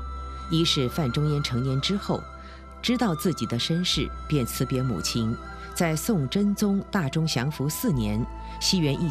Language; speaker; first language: Chinese; native; Chinese